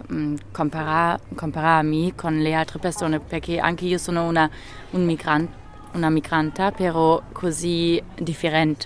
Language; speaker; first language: Italian; non-native, learner; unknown